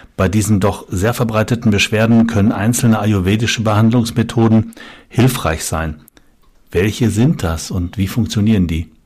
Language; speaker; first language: German; native; German